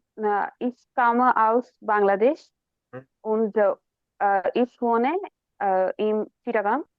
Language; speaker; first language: German; non-native, learner; Bangla